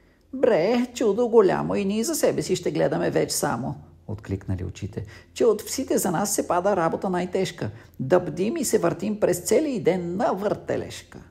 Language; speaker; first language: Bulgarian; native; Bulgarian